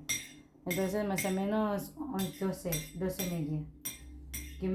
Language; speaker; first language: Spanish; non-native, learner; Indonesian